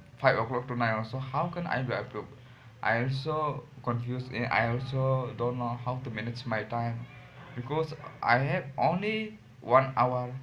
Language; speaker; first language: English; non-native, learner; Hindi